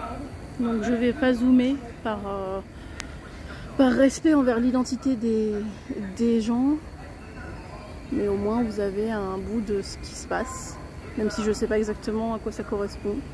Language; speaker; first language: French; native; French